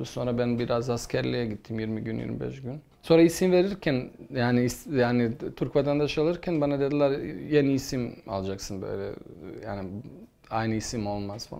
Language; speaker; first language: Turkish; non-native, fluent; Bosnian